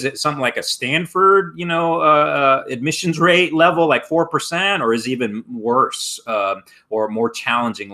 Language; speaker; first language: English; native; English